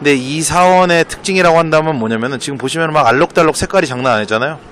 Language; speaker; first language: Korean; native; Korean